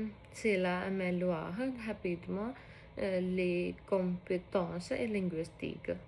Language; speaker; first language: French; non-native, learner; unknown